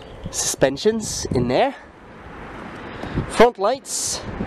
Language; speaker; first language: English; native; English